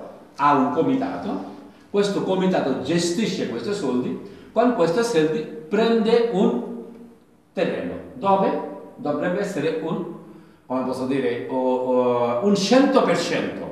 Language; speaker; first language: Italian; non-native, learner; Bangla